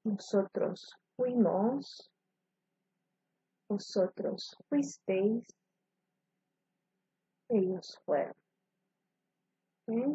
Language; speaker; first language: Spanish; non-native, fluent; English